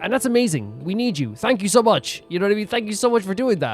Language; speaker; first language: English; native; English